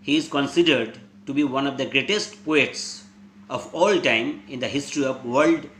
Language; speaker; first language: English; non-native, local second language; Bangla